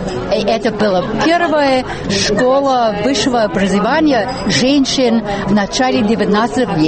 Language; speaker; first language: Russian; non-native, learner; English